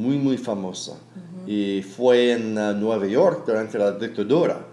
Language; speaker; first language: Spanish; non-native, fluent; English